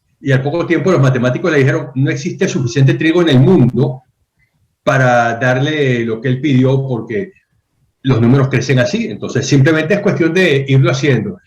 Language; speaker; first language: Spanish; native; Spanish